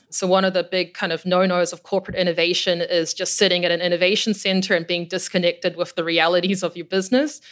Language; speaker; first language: English; native; English